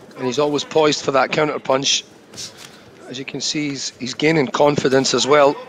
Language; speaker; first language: English; native; English